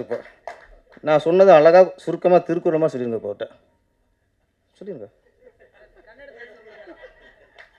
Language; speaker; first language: Tamil; native; Tamil